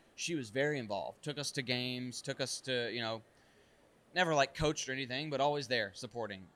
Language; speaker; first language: English; native; English